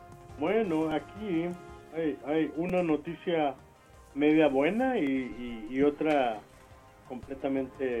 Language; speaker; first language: Spanish; early bilingual, heritage; Spanish